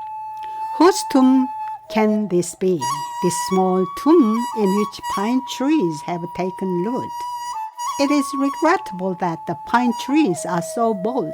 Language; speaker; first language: English; non-native, fluent; Korean